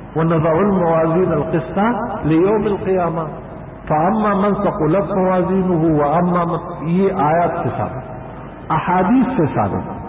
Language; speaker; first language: Urdu; non-native, local second language; Pashto